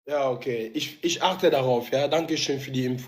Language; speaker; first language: German; native; German